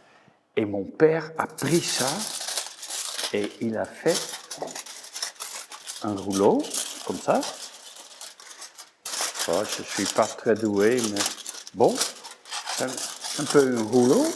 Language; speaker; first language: French; non-native, fluent; Dutch